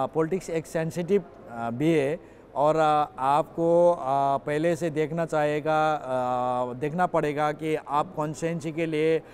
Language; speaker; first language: Hindi; non-native, local second language; Nepali